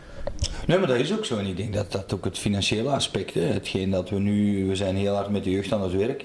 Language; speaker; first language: Dutch; native; Dutch